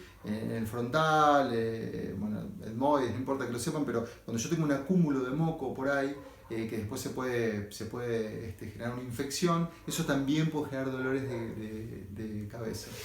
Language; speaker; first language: Spanish; native; Spanish